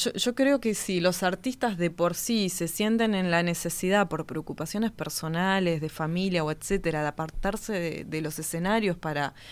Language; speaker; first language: Spanish; native; Spanish